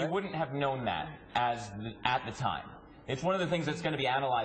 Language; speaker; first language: English; native; English